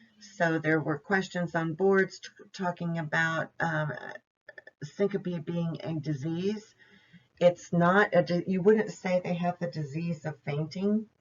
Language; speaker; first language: English; native; English